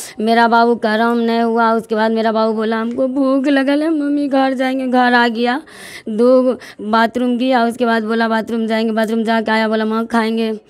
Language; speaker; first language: Hindi; native; Hindi